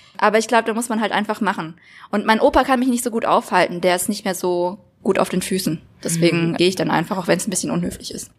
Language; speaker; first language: German; early bilingual, other home language; Vietnamese